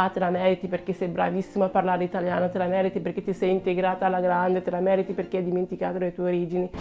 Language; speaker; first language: Italian; early bilingual, other home language; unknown